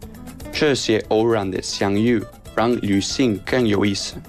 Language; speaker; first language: Chinese; non-native, fluent; Spanish